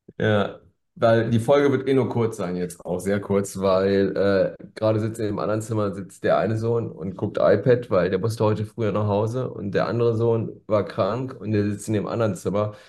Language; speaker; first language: German; early bilingual, other home language; Korean